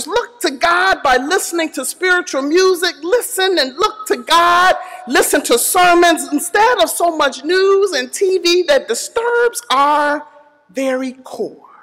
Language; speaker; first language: English; native; English